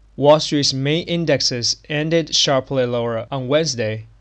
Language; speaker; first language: English; non-native, fluent; Chinese